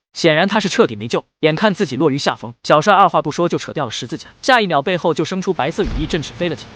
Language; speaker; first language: Chinese; native; Chinese